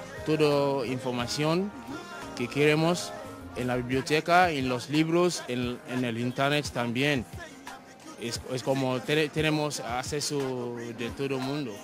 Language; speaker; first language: Spanish; non-native, fluent; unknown